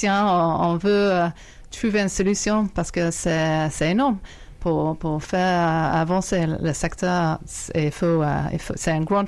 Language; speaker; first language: French; non-native, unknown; English